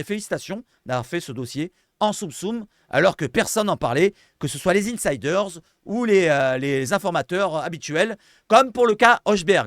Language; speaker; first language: French; native; French